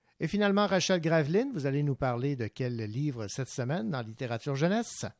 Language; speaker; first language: French; native; French